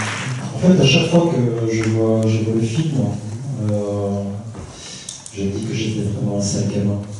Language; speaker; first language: French; early bilingual, other home language; Korean